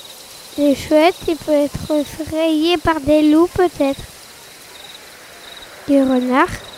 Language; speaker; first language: French; native; French